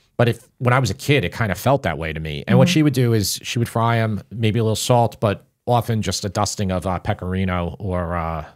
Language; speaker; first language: English; native; English